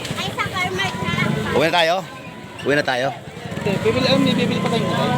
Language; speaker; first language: Filipino; native; Filipino